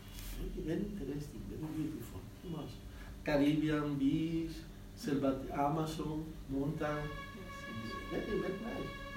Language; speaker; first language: English; non-native, learner; Spanish